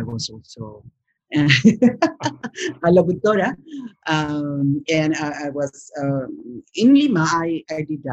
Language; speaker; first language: English; non-native, fluent; Spanish